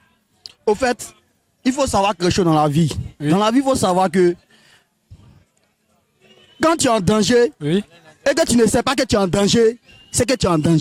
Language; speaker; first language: French; non-native, local second language; Wolof